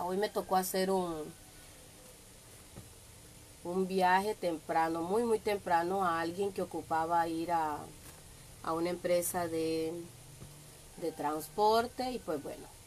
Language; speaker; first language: Spanish; native; Spanish